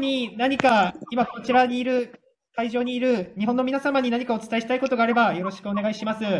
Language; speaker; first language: Japanese; native; Japanese